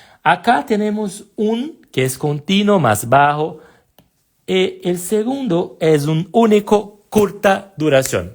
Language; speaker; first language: Spanish; non-native, fluent; Portuguese